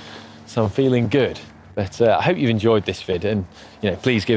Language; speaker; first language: English; native; English